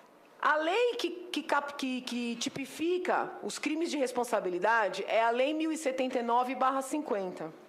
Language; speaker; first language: Portuguese; native; Portuguese